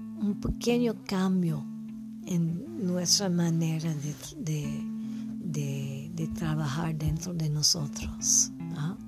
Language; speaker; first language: Spanish; non-native, fluent; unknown